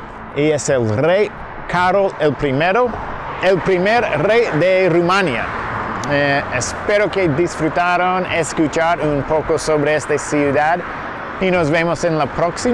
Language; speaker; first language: Spanish; non-native, fluent; English